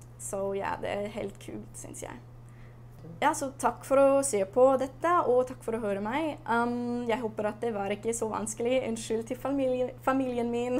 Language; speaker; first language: Norwegian; non-native, learner; English